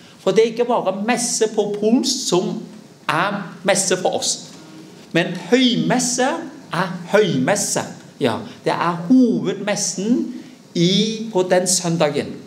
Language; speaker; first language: Norwegian; early bilingual, other home language; Vietnamese